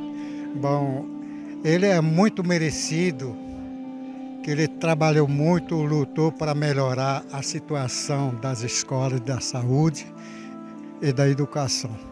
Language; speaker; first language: Portuguese; non-native, local second language; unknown